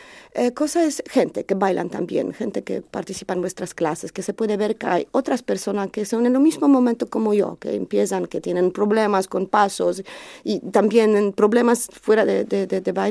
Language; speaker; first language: Spanish; non-native, learner; Polish